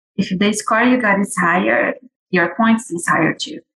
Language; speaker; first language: English; non-native, fluent; Portuguese